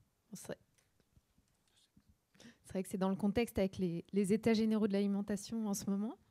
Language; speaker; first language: French; native; French